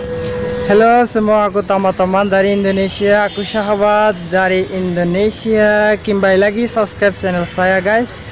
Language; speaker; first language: Indonesian; non-native, learner; Bangla